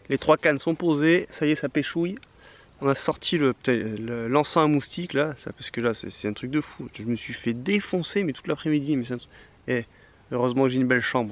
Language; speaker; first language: French; native; French